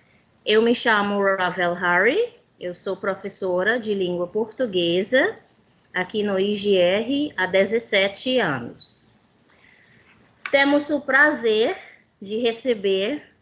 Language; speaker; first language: Portuguese; non-native, fluent; English